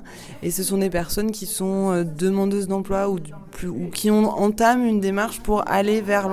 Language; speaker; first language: French; native; French